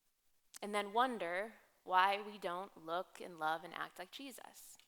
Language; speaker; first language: English; native; English